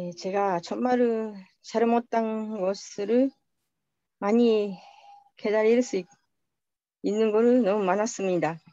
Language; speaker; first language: Korean; non-native, learner; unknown